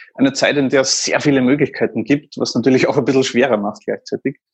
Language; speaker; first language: German; native; German